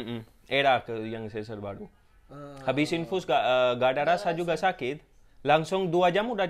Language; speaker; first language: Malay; non-native, fluent; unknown